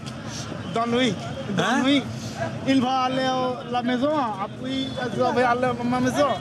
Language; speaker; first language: French; non-native, learner; Bangla